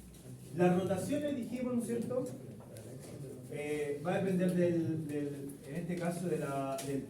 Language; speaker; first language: Spanish; native; Spanish